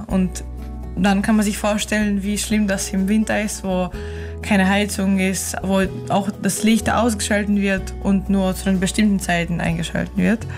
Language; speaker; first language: German; non-native, fluent; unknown